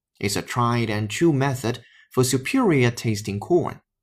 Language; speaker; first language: English; non-native, fluent; Chinese